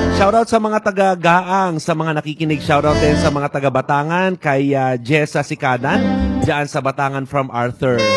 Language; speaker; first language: Filipino; native; Filipino